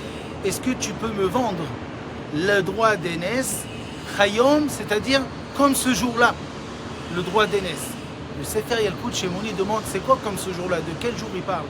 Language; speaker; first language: French; native; French